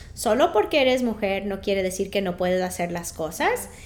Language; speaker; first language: Spanish; early bilingual, heritage; Spanish